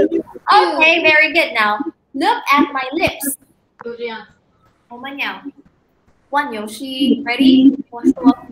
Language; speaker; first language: English; non-native, fluent; Chinese